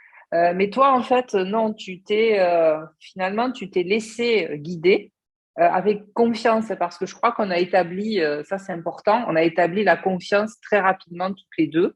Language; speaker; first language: French; native; French